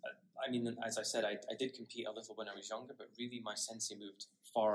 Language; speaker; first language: English; native; English